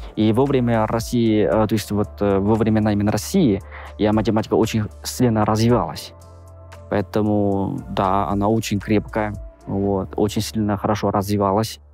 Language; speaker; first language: Russian; non-native, fluent; Chinese